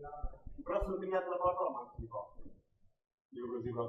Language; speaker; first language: Italian; native; Italian